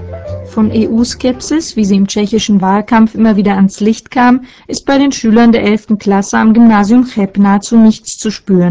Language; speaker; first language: German; native; German